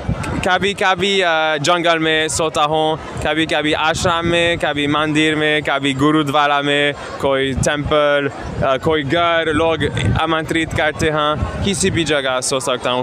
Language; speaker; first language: Hindi; non-native, learner; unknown